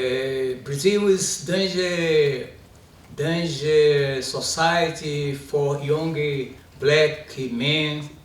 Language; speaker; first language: English; non-native, learner; Portuguese